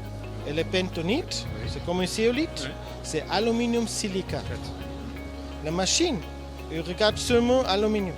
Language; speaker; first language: French; non-native, learner; German